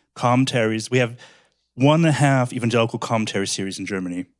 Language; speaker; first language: English; early bilingual, other home language; German